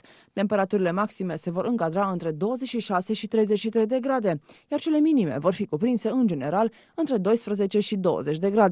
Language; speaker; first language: Romanian; native; Romanian